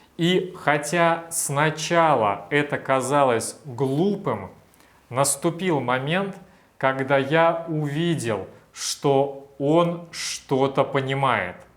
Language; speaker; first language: Russian; native; Russian